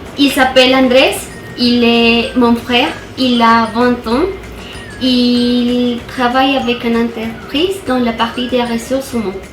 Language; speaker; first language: French; non-native, fluent; Spanish